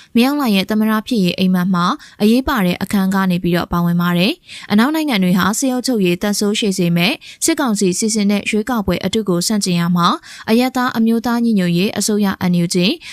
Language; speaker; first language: Burmese; native; Burmese